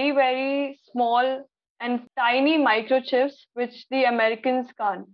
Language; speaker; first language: English; non-native, local second language; Hindi